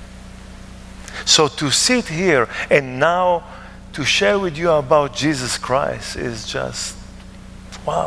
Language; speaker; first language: English; non-native, fluent; Hebrew